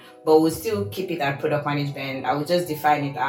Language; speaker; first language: English; non-native, local second language; Yoruba